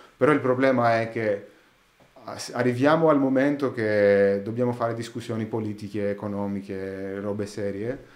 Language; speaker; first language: Italian; non-native, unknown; Greek